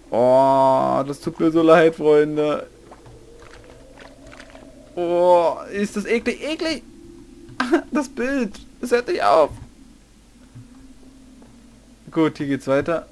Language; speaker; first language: German; native; German